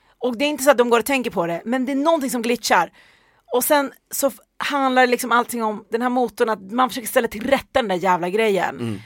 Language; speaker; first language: Swedish; early bilingual, other home language; Persian